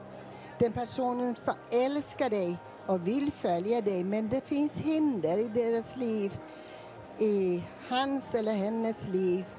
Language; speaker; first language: Swedish; non-native, fluent; Persian